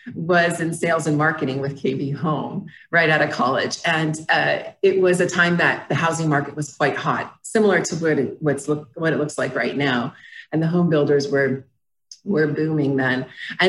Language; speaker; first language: English; native; English